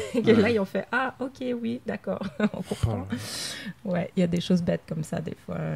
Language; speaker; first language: French; native; French